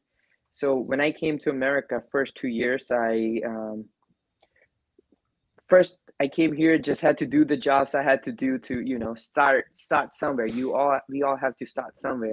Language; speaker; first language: English; non-native, local second language; Gujarati